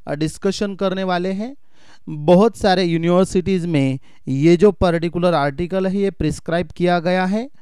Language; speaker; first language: Hindi; non-native, local second language; Marathi